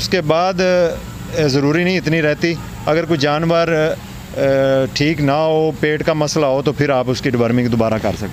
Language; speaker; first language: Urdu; non-native, local second language; Punjabi